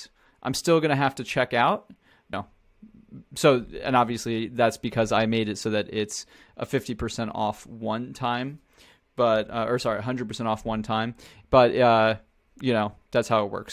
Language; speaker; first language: English; native; English